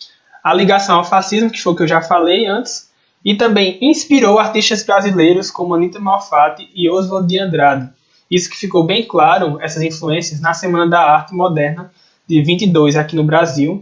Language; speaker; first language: Portuguese; native; Portuguese